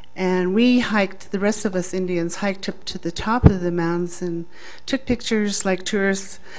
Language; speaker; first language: English; native; English